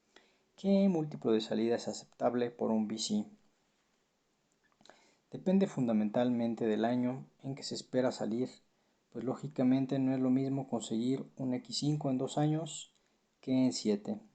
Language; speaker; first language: Spanish; native; Spanish